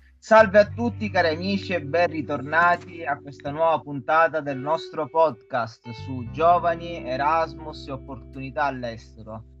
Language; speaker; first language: Italian; native; Italian